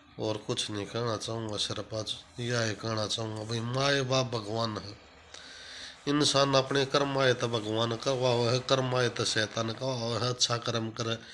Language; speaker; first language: Hindi; native; Hindi